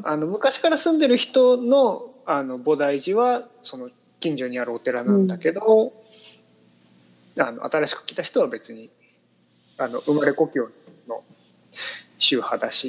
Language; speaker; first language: Japanese; native; Japanese